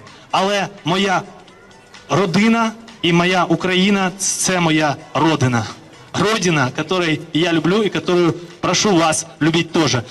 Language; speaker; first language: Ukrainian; non-native, local second language; Russian